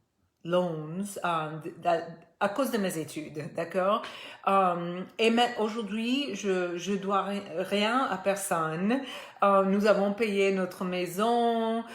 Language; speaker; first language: French; non-native, fluent; Spanish